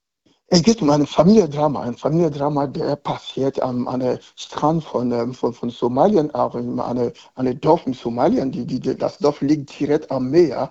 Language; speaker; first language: German; non-native, learner; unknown